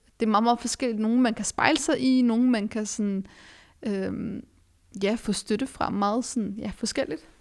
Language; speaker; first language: Danish; early bilingual, other home language; Arabic